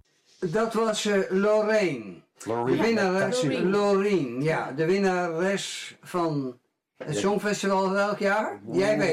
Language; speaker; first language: Dutch; native; Dutch